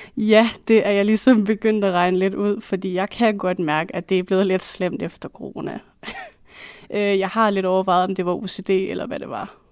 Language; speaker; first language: Danish; native; Danish